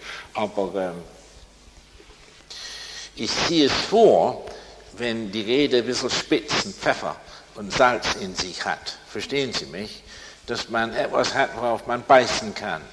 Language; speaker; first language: German; non-native, fluent; English